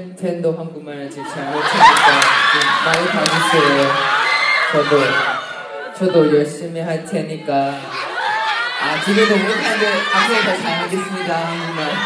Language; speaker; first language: Korean; non-native, fluent; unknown